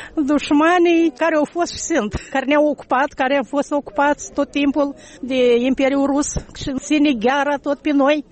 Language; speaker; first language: Romanian; native; Romanian